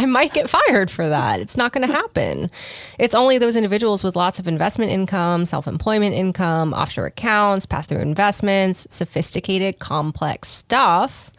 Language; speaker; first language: English; native; English